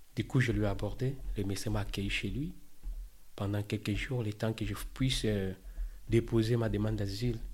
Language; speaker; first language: French; non-native, local second language; Lingala